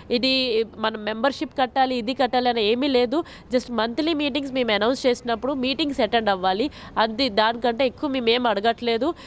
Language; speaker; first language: Telugu; non-native, local second language; Hindi